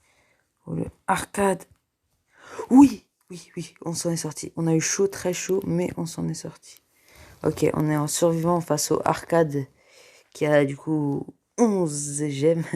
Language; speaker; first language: French; native; French